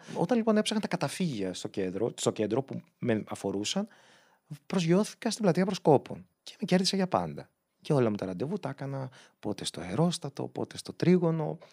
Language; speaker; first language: Greek; native; Greek